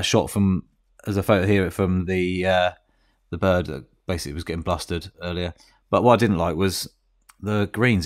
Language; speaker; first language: English; native; English